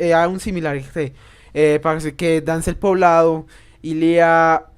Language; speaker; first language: French; non-native, learner; Spanish